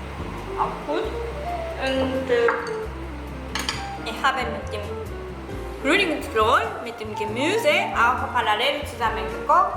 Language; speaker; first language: German; non-native, learner; Japanese